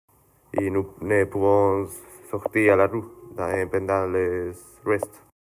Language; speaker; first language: French; non-native, learner; Spanish